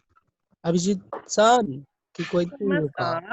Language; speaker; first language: Japanese; non-native, learner; Hindi